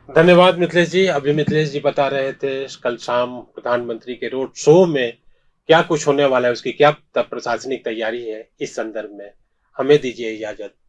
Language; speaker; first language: Hindi; native; Hindi